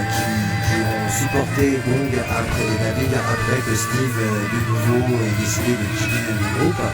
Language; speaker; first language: French; native; French